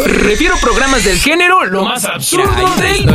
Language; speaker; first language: Spanish; native; Spanish